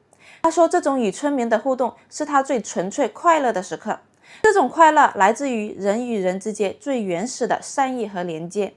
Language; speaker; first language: Chinese; native; Chinese